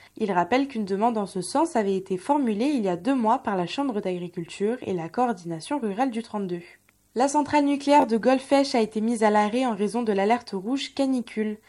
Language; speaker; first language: French; native; French